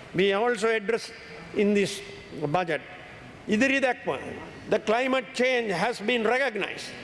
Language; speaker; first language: English; non-native, local second language; Sinhala